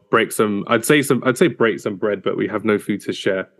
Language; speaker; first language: English; early bilingual, other home language; Hindi